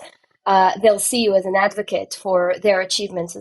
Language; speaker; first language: English; non-native, fluent; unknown